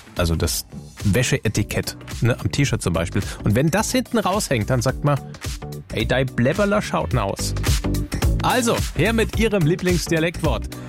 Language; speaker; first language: German; native; German